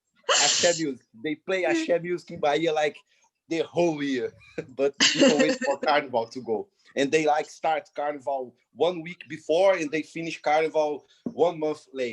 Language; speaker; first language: English; non-native, fluent; Portuguese